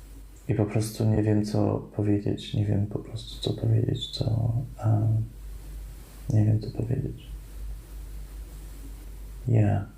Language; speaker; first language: Polish; early bilingual, heritage; Polish